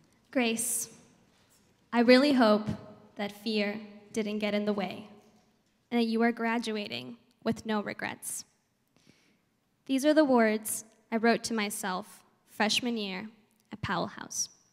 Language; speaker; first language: English; early bilingual, other home language; Spanish